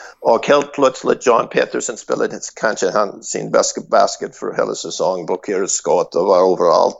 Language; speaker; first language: Swedish; non-native, fluent; English